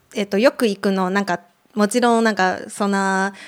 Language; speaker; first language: Japanese; non-native, fluent; Chinese